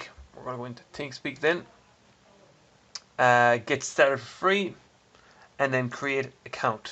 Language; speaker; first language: English; native; English